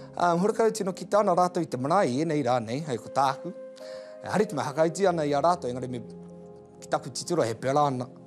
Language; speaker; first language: Māori; native; Māori